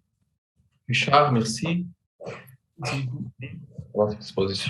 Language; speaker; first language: French; non-native, fluent; Portuguese